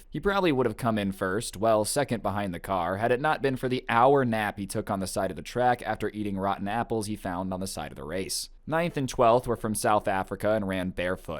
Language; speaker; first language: English; native; English